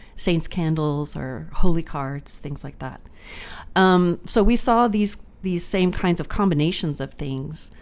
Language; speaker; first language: English; native; English